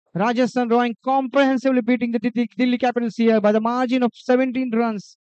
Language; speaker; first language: English; non-native, local second language; Marathi